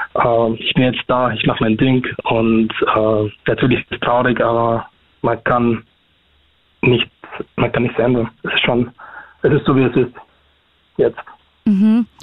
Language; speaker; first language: German; non-native, fluent; Arabic